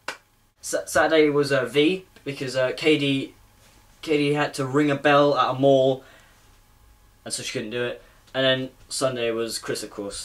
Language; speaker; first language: English; native; English